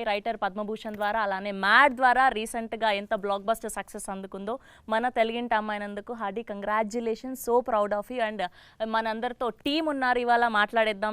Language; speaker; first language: Telugu; native; Telugu